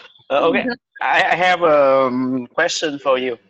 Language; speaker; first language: English; non-native, learner; Vietnamese